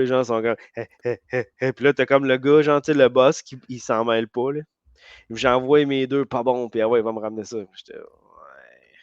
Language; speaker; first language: French; native; French